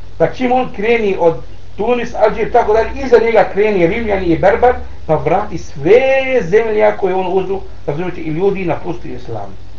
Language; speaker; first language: Bosnian; non-native, learner; Arabic